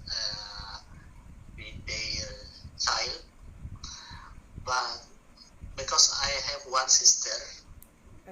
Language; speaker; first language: English; non-native, learner; Buginese